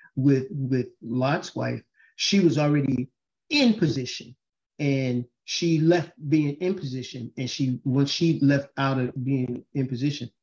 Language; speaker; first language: English; native; English